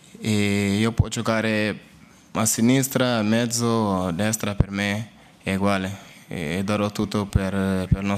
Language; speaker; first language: Italian; non-native, learner; Portuguese